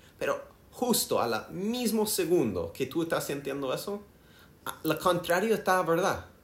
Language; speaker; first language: Spanish; non-native, learner; English